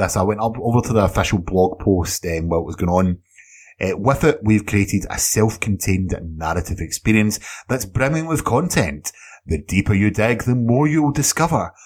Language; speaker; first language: English; native; English